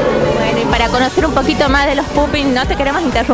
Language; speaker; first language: Spanish; native; Spanish